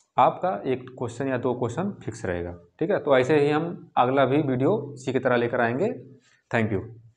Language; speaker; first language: Hindi; native; Hindi